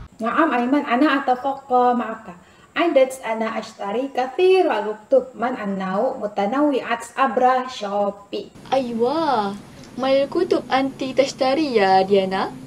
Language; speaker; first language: Arabic; non-native, learner; Malay